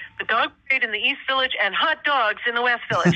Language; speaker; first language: English; native; English